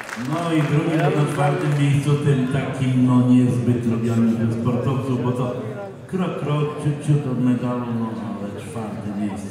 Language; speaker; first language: Polish; native; Polish